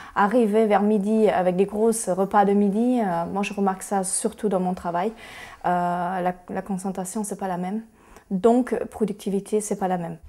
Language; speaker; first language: French; non-native, fluent; German